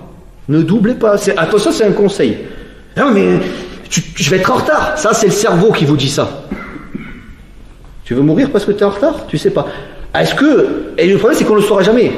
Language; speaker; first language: French; native; French